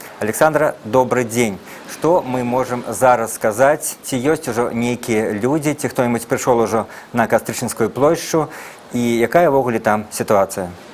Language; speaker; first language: Belarusian; native; Belarusian